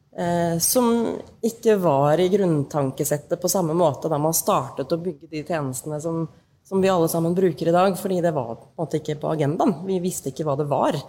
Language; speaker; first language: Norwegian; native; Norwegian